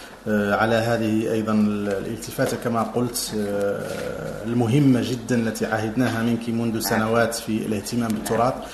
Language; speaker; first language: Arabic; native; Arabic